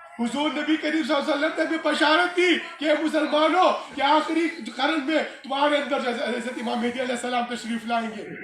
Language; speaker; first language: Urdu; non-native, local second language; Pashto